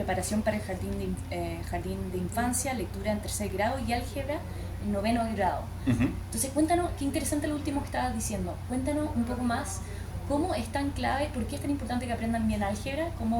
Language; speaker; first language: Spanish; native; Spanish